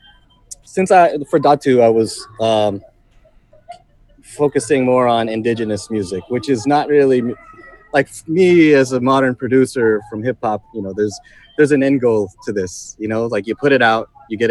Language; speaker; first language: English; native; English